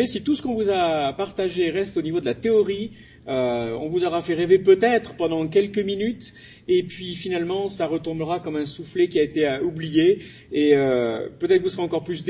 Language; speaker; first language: French; native; French